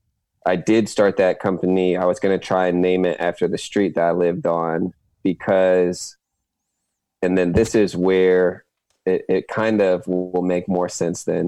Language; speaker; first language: English; native; English